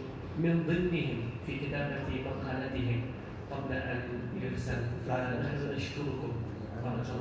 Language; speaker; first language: Arabic; non-native, fluent; Indonesian